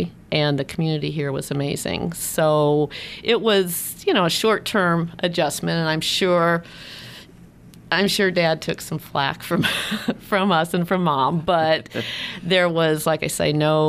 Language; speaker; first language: English; native; English